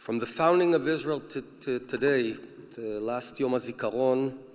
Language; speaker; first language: English; early bilingual, heritage; English